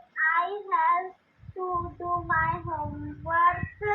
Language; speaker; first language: English; non-native, learner; Hindi